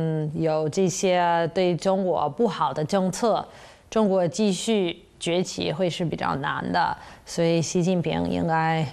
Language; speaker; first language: Chinese; non-native, fluent; English